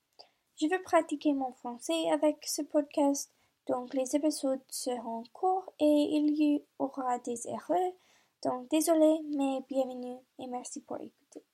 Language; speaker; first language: French; non-native, learner; English